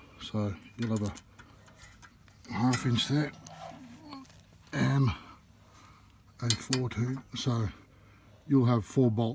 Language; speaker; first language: English; native; English